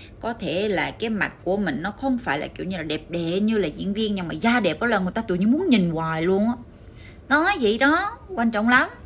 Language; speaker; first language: Vietnamese; early bilingual, heritage; Korean